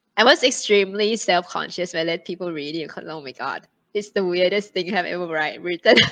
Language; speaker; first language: English; non-native, fluent; Thai